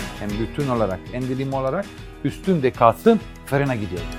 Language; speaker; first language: Turkish; non-native, fluent; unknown